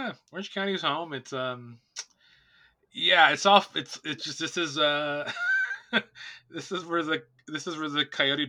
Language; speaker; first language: English; native; English